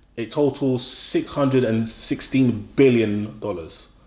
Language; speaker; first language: English; native; English